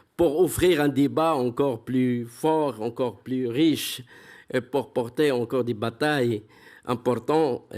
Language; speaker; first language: French; non-native, fluent; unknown